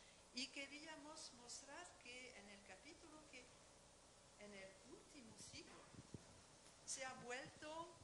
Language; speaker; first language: Spanish; non-native, fluent; French